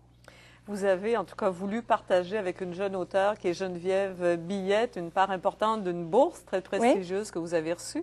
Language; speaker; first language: French; native; French